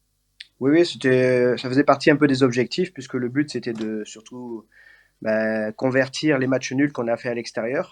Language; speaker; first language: French; native; French